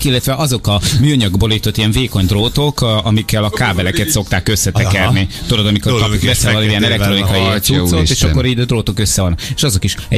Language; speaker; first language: Hungarian; native; Hungarian